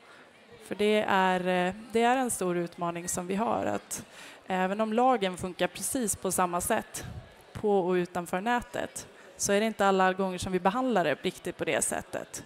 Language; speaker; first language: Swedish; native; Swedish